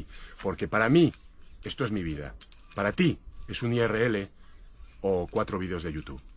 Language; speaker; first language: Spanish; native; Spanish